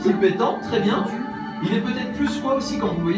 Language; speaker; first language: French; native; French